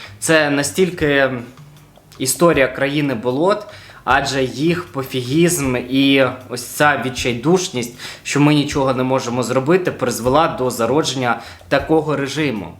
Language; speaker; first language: Ukrainian; non-native, local second language; Russian